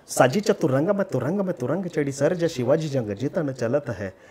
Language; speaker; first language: Hindi; non-native, local second language; Marathi